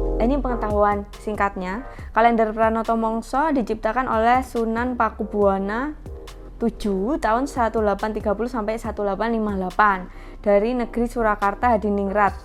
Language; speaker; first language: Indonesian; native; Indonesian